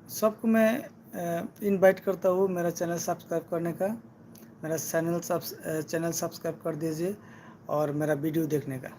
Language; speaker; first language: Hindi; non-native, learner; Bangla